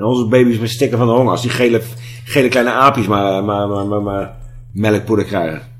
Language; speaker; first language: Dutch; native; Dutch